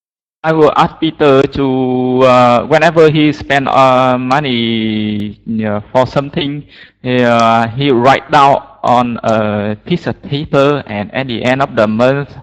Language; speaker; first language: English; non-native, learner; Vietnamese